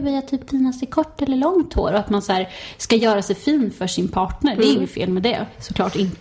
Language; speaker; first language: Swedish; native; Swedish